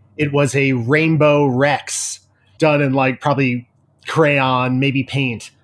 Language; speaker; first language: English; native; English